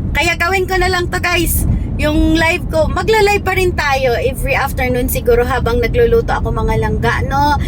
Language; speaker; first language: Filipino; non-native, local second language; Hiligaynon